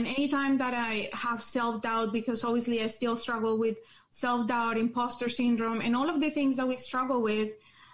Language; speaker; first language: English; non-native, fluent; Spanish